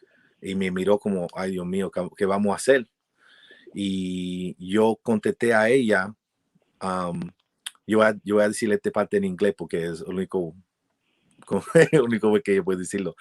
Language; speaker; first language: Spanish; early bilingual, heritage; English